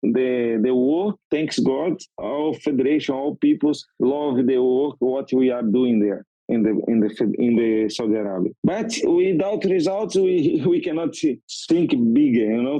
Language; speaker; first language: English; non-native, learner; Portuguese